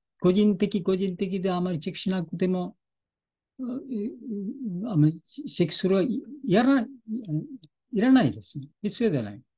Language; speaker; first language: Japanese; non-native, fluent; Bangla